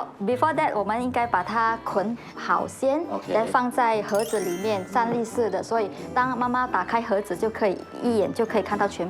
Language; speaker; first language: Chinese; native; Chinese